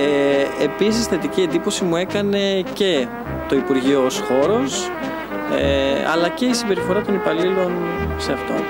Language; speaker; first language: Greek; native; Greek